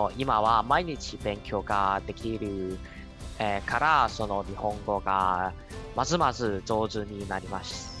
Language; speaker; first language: Japanese; non-native, learner; Cantonese